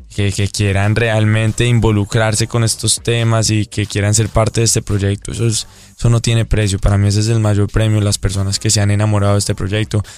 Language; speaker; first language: Spanish; native; Spanish